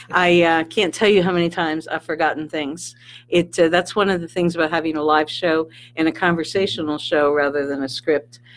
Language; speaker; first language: English; native; English